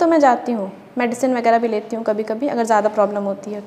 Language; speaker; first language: Hindi; native; Hindi